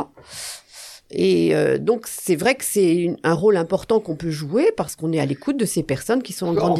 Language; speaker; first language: French; native; French